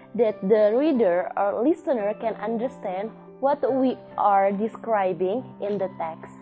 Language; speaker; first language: English; non-native, fluent; Indonesian